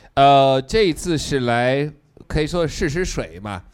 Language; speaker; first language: Chinese; non-native, fluent; English